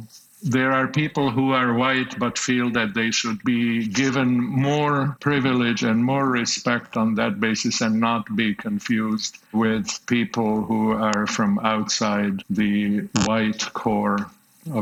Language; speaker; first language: English; non-native, fluent; Slovak